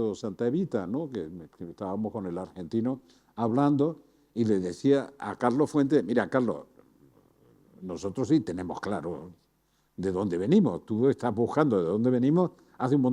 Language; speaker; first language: Spanish; native; Spanish